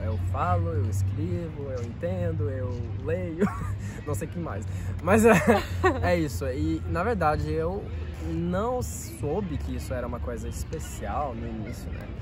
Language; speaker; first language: Portuguese; non-native, fluent; French